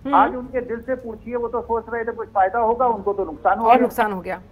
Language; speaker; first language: Hindi; native; Hindi